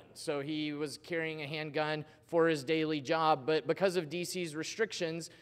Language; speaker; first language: English; native; English